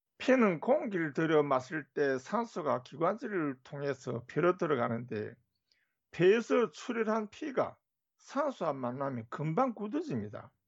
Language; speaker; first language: Korean; native; Korean